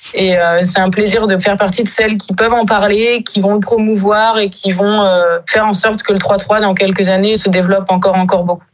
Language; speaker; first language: French; native; French